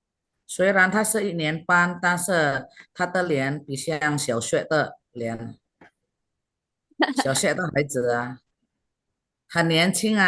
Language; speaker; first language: Chinese; non-native, fluent; Indonesian